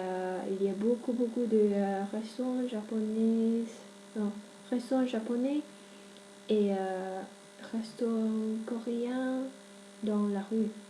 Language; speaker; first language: French; non-native, learner; English